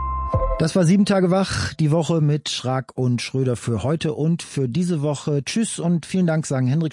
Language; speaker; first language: German; native; German